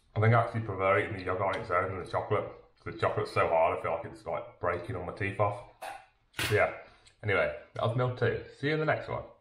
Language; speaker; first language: English; native; English